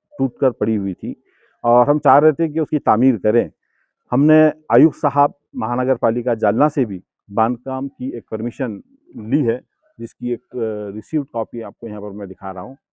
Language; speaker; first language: Hindi; non-native, local second language; Urdu